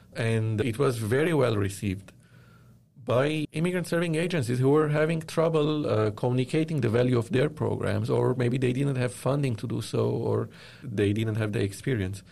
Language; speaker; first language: English; non-native, fluent; Arabic